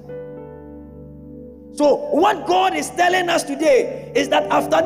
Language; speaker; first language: English; non-native, local second language; Akan